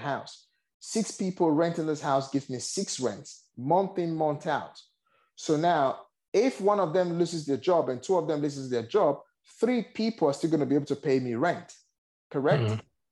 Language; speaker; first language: English; non-native, local second language; Yoruba